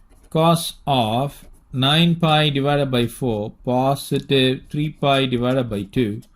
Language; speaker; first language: English; non-native, local second language; Tamil